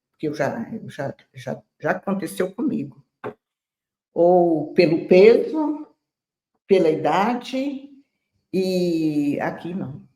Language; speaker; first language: Portuguese; native; Portuguese